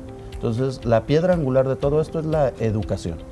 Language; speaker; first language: Spanish; native; Spanish